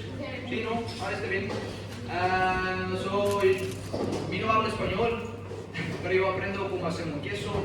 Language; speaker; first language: Spanish; non-native, learner; Dutch